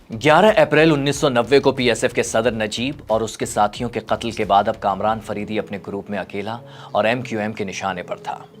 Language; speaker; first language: Urdu; native; Urdu